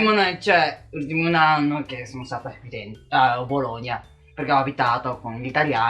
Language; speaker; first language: Italian; non-native, learner; Japanese